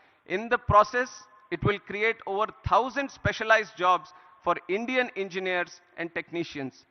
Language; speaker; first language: English; non-native, local second language; Telugu